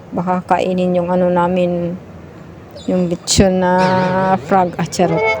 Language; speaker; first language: Filipino; non-native, local second language; Cebuano